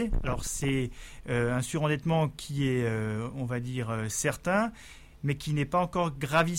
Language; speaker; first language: French; native; French